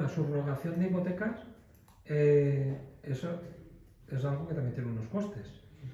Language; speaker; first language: Spanish; native; Spanish